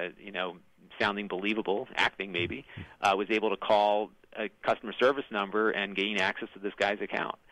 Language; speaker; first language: English; native; English